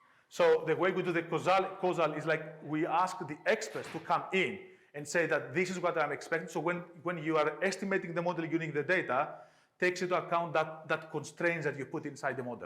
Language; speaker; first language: English; non-native, fluent; Greek